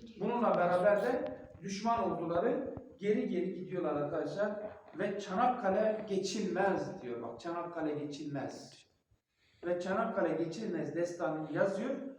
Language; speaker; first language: Turkish; non-native, local second language; Kurdish